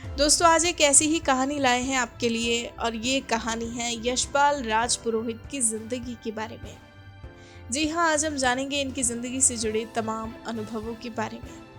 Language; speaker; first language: Hindi; native; Hindi